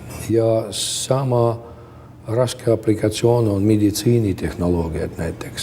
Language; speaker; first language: Estonian; non-native, local second language; Russian